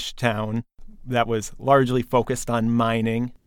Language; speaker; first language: English; native; English